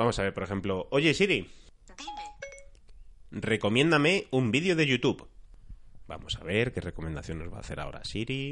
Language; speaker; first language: Spanish; native; Spanish